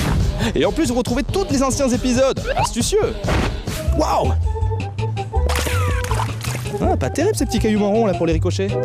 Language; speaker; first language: French; native; French